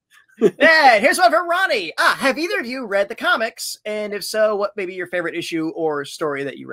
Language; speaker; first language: English; native; English